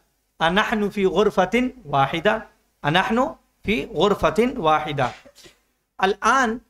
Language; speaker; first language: Arabic; non-native, learner; Urdu